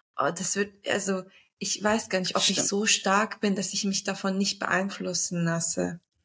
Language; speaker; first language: German; early bilingual, other home language; Turkish